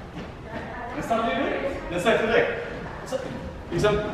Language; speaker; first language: Swedish; native; Swedish